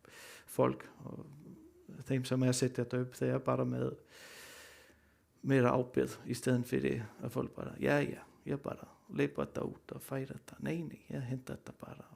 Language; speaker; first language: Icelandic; non-native, learner; Danish